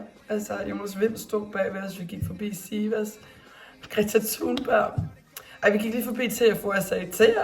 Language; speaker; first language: Danish; native; Danish